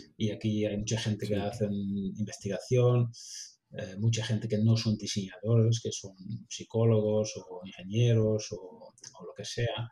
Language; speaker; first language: Spanish; non-native, fluent; Dutch